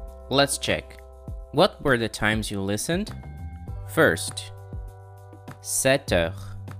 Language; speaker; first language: English; non-native, fluent; Portuguese